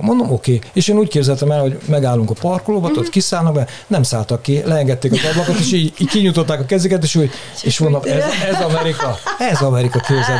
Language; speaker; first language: Hungarian; native; Hungarian